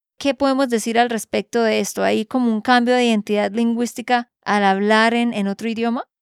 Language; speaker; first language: Spanish; native; Spanish